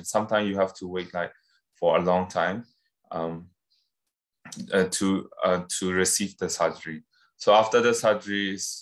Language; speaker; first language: English; non-native, fluent; Burmese